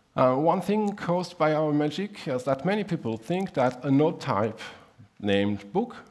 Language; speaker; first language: English; non-native, fluent; German